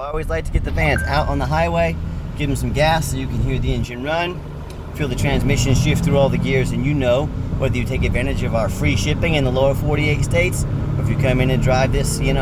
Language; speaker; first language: English; native; English